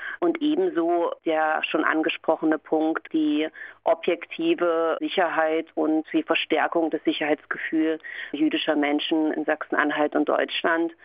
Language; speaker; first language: German; native; German